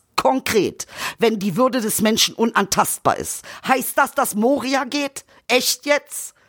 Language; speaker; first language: German; early bilingual, other home language; Turkish